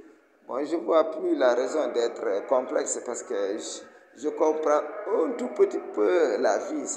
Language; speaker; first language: French; non-native, local second language; Wolof